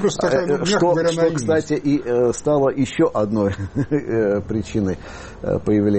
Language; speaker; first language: Russian; native; Russian